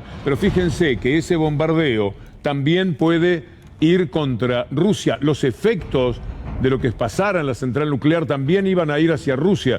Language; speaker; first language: Spanish; native; Spanish